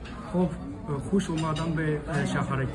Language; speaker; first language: Persian; non-native, learner; Japanese